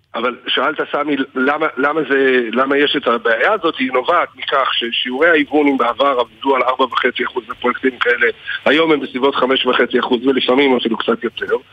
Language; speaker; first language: Hebrew; native; Hebrew